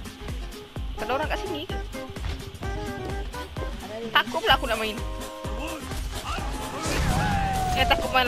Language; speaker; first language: Malay; native; Malay